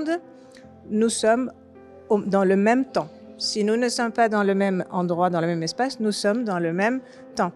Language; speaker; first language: French; non-native, local second language; Arabic